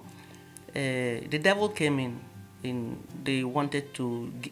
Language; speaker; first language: English; non-native, local second language; Igbo